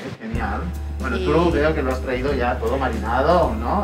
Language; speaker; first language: Spanish; non-native, local second language; Catalan